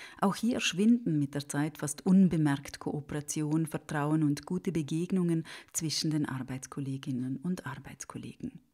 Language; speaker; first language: German; native; German